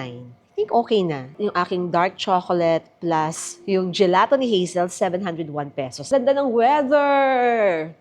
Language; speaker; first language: Filipino; native; Filipino